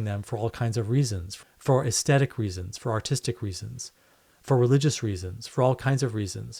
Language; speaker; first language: English; native; English